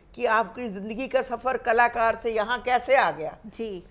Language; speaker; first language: Hindi; native; Hindi